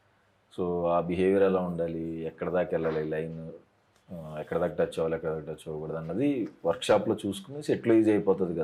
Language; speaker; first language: Telugu; native; Telugu